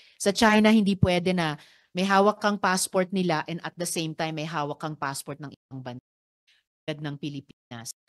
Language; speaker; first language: Filipino; native; Filipino